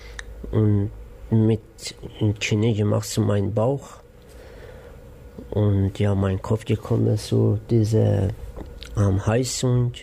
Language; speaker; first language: German; non-native, learner; Persian